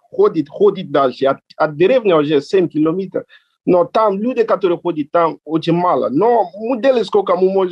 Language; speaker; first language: Russian; non-native, learner; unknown